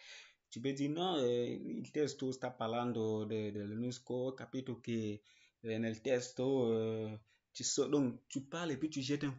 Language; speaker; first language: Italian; non-native, learner; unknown